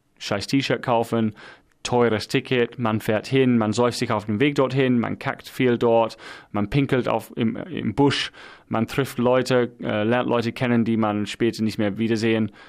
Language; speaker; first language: German; non-native, fluent; English